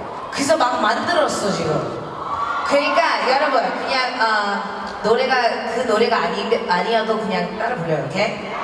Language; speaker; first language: Korean; early bilingual, heritage; Korean